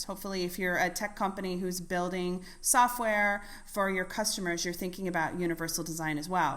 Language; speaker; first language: English; native; English